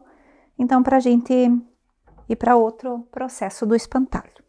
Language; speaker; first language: Portuguese; native; Portuguese